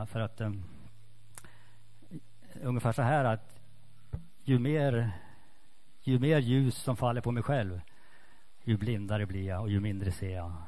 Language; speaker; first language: Swedish; native; Swedish